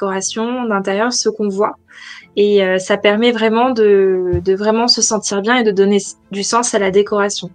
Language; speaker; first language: French; native; French